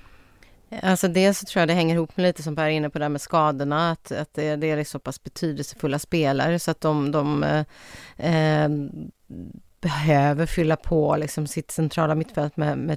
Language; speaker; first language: Swedish; native; Swedish